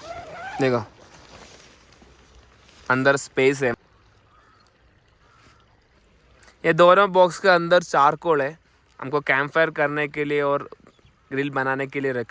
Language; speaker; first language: Hindi; non-native, local second language; Malayalam